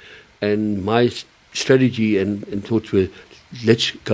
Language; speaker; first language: English; early bilingual, other home language; German